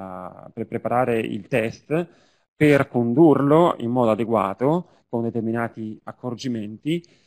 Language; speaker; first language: Italian; native; Italian